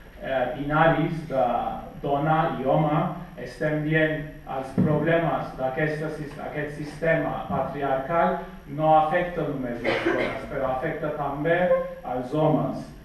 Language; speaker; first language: Catalan; non-native, fluent; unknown